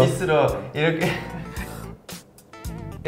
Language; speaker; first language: Korean; non-native, fluent; Portuguese